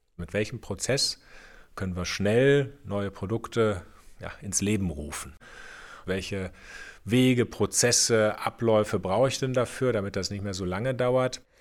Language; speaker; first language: German; native; German